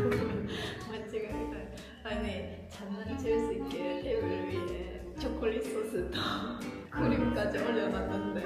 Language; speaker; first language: Korean; non-native, fluent; Japanese